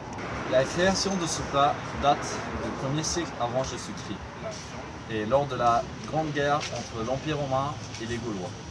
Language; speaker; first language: French; non-native, learner; Spanish